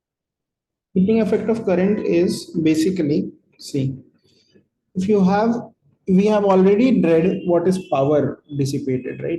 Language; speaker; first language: English; non-native, local second language; Hindi